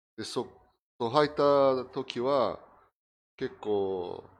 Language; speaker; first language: Japanese; non-native, fluent; Portuguese